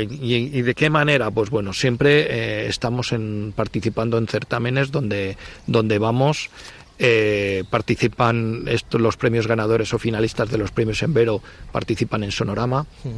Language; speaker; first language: Spanish; native; Spanish